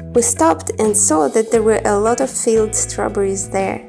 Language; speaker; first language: English; non-native, fluent; Kazakh